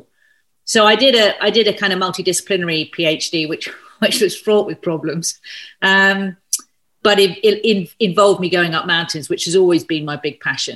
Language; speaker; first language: English; native; English